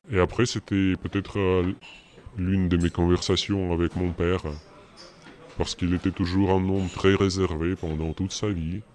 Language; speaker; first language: French; non-native, fluent; Russian